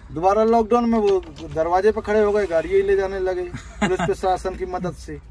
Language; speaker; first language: Hindi; native; Hindi